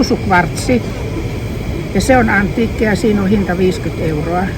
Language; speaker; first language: Finnish; native; Finnish